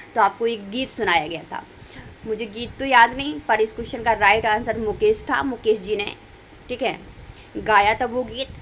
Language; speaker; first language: Hindi; native; Hindi